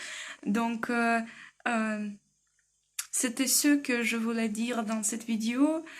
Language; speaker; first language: French; non-native, learner; Russian